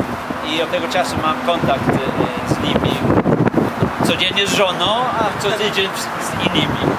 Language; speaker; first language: Polish; non-native, fluent; Swedish